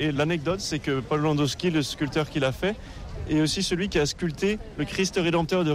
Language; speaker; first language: French; native; French